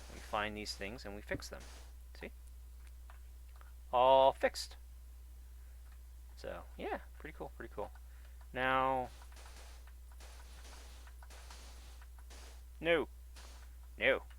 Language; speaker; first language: English; native; English